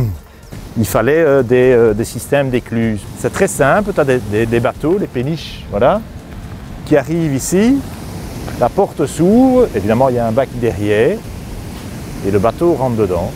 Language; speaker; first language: French; native; French